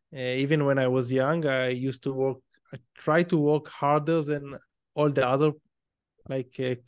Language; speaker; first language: English; non-native, fluent; Hebrew